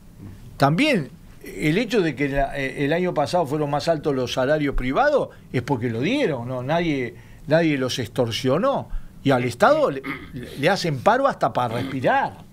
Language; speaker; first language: Spanish; native; Spanish